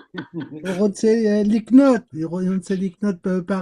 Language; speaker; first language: Hebrew; non-native, learner; French